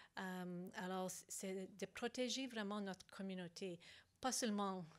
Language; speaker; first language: French; non-native, fluent; English